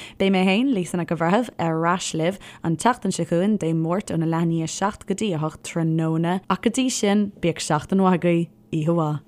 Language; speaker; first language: Irish; native; Irish